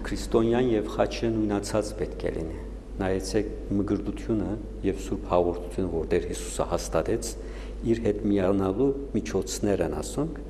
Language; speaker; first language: Armenian; early bilingual, heritage; Armenian